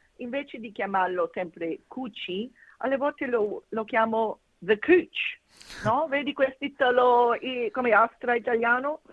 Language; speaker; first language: Italian; early bilingual, heritage; Italian